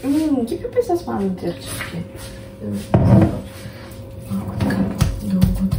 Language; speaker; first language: Bulgarian; native; Bulgarian